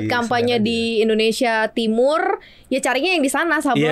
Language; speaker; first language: Indonesian; native; Indonesian